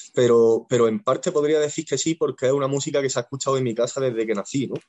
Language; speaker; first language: Spanish; native; Spanish